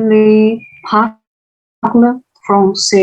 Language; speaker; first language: French; non-native, learner; Vietnamese